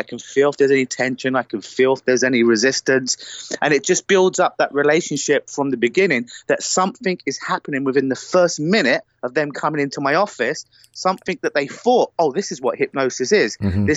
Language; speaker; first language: English; native; English